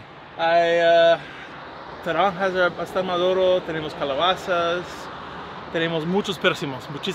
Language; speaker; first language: Spanish; non-native, learner; English